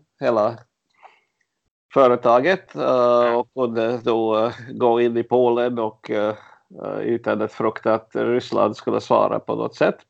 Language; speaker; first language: Swedish; early bilingual, other home language; Latvian